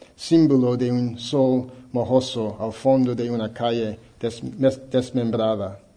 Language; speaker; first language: Spanish; non-native, fluent; English